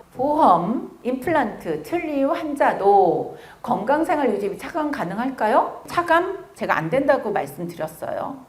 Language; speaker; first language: Korean; native; Korean